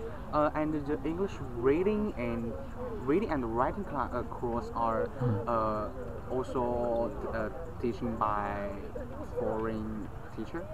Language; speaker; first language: English; non-native, learner; Chinese